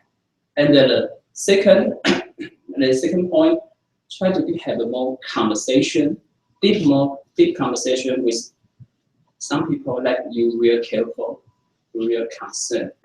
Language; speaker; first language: English; non-native, fluent; Chinese